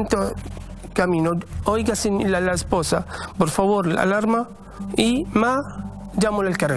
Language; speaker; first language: Spanish; non-native, learner; Arabic